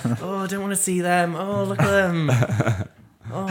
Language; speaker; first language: English; native; English